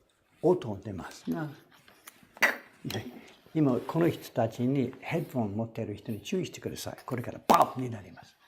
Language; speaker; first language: Japanese; non-native, fluent; English